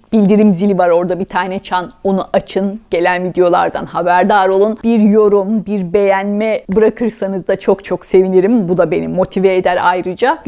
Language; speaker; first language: Turkish; native; Turkish